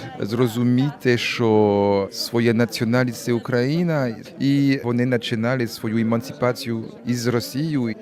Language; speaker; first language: Ukrainian; non-native, learner; French